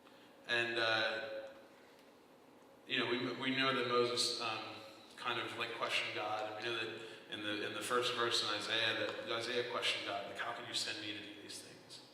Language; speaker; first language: English; native; English